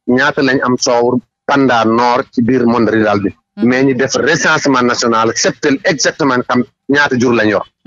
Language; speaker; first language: Wolof; non-native, local second language; Fula